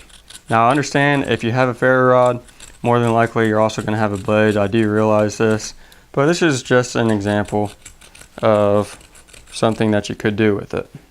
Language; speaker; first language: English; native; English